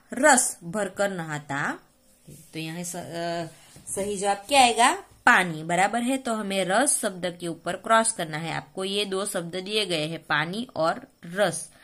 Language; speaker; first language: Hindi; non-native, local second language; Gujarati